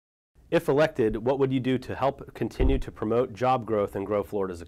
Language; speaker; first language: English; native; English